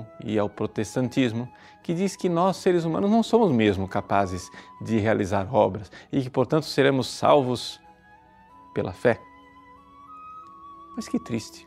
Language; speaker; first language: Portuguese; native; Portuguese